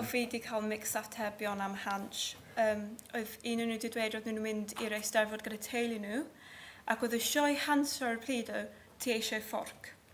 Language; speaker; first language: Welsh; non-native, local second language; English